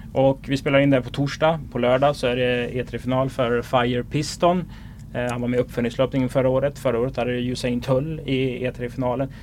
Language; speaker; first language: Swedish; native; Swedish